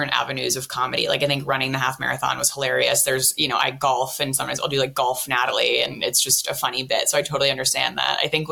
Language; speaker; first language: English; native; English